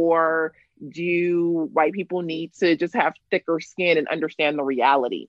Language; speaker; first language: English; native; English